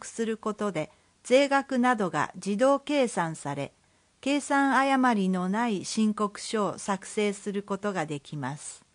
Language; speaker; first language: Japanese; native; Japanese